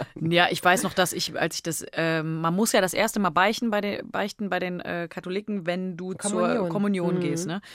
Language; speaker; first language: German; native; German